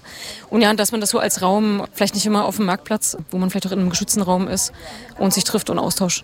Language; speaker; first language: German; native; German